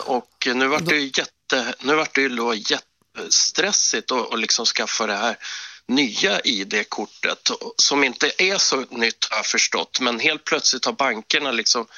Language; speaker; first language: Swedish; native; Swedish